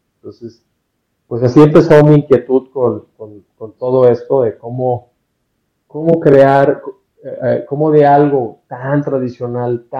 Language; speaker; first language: Spanish; native; Spanish